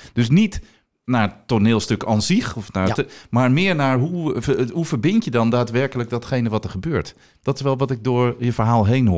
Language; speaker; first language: Dutch; native; Dutch